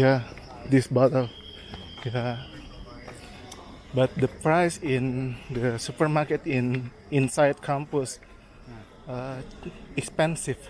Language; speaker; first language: English; non-native, learner; Indonesian